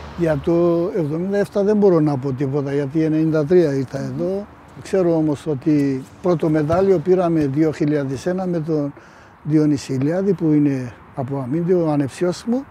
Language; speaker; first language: Greek; non-native, fluent; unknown